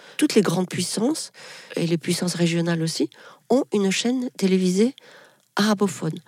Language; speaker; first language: French; non-native, local second language; Arabic